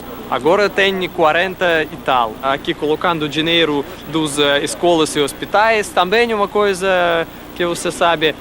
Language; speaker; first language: Portuguese; non-native, learner; Russian